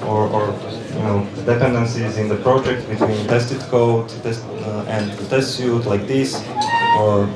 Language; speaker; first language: English; non-native, fluent; Slovak